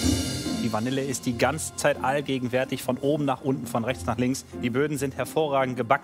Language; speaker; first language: German; native; German